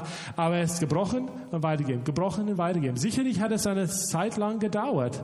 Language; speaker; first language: German; non-native, fluent; English